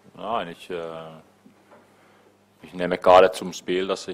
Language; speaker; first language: German; non-native, fluent; Finnish